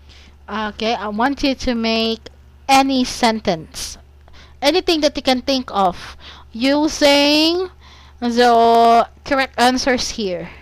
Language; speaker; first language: English; non-native, fluent; Cebuano